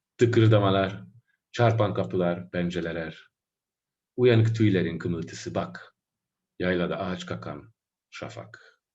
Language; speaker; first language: Turkish; non-native, fluent; Hungarian